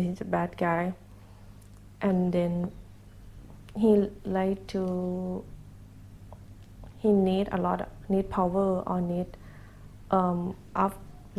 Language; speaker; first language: English; non-native, learner; Thai